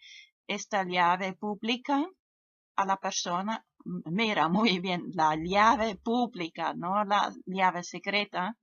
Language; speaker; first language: Spanish; non-native, fluent; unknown